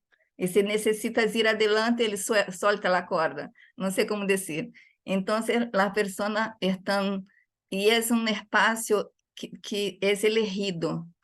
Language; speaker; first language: Spanish; non-native, fluent; Portuguese